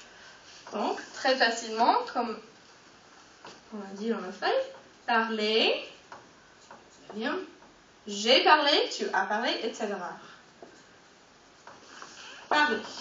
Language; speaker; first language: French; non-native, fluent; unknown